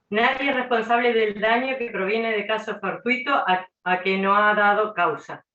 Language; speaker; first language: Spanish; native; Spanish